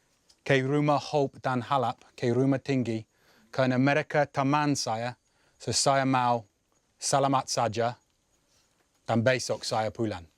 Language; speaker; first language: Indonesian; non-native, learner; English